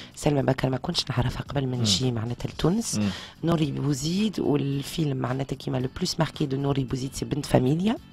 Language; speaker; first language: Arabic; early bilingual, heritage; Arabic